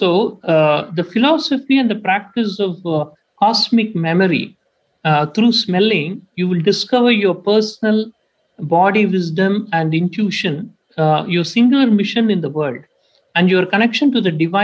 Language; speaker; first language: English; non-native, local second language; Tamil